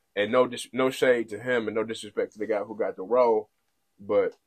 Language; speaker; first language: English; native; English